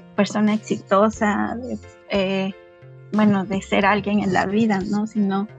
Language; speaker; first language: Spanish; non-native, local second language; Nahuatl languages